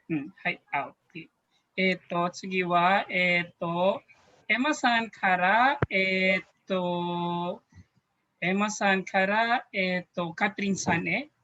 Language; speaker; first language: Japanese; non-native, learner; Filipino